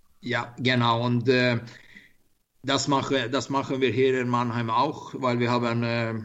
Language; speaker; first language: German; non-native, learner; Swedish